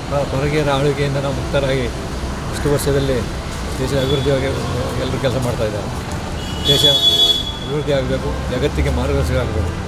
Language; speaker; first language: Kannada; non-native, local second language; Tulu